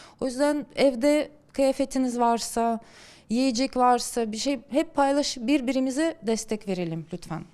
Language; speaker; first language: Turkish; non-native, fluent; Ukrainian